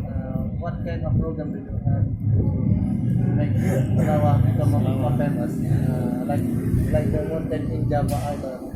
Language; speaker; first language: English; non-native, learner; Indonesian